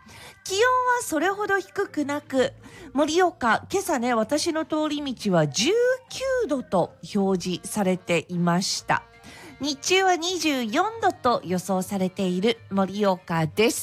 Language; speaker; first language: Japanese; native; Japanese